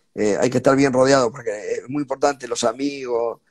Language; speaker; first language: Spanish; native; Spanish